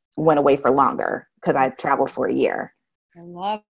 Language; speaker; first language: English; native; English